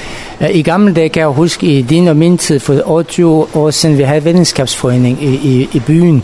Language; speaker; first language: Danish; non-native, fluent; Persian